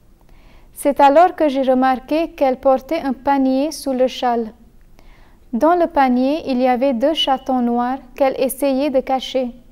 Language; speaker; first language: French; non-native, fluent; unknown